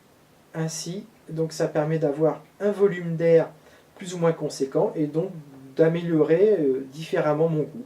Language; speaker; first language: French; native; French